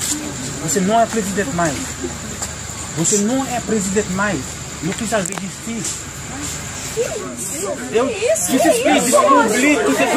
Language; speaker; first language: Portuguese; non-native, learner; Haitian Creole